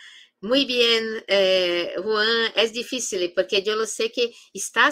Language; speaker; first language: Spanish; non-native, fluent; Portuguese